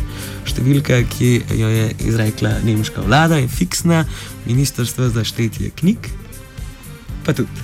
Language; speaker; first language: Slovenian; native; Slovenian